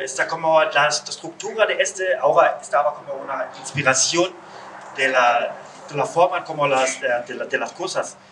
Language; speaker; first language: Spanish; non-native, learner; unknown